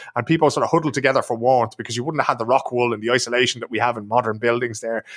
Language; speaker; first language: English; native; English